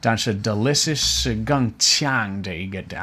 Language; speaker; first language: Chinese; non-native, fluent; English